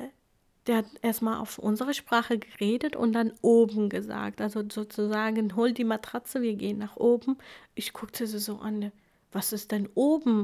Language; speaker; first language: German; non-native, fluent; Kurdish